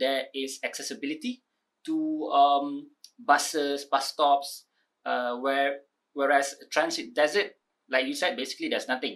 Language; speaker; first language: English; non-native, local second language; Malay